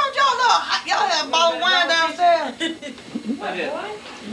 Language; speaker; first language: English; native; English